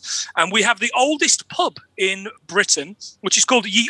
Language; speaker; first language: English; native; English